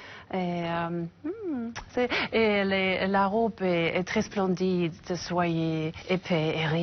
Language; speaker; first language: French; non-native, fluent; English